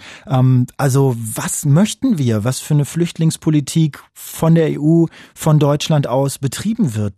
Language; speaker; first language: German; native; German